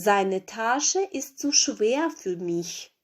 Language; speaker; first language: German; non-native, fluent; Ukrainian